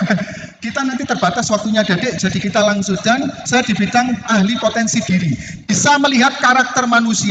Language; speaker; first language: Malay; non-native, local second language; Javanese